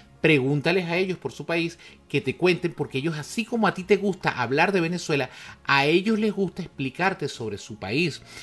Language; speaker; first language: Spanish; native; Spanish